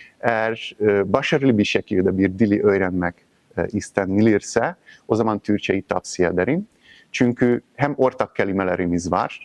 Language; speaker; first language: Turkish; non-native, fluent; Hungarian